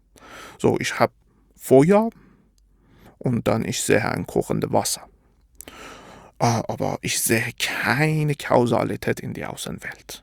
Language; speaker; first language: German; non-native, fluent; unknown